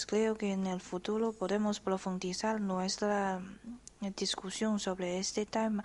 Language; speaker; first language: Spanish; non-native, learner; Chinese